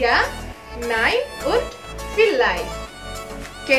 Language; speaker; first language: German; non-native, fluent; Indonesian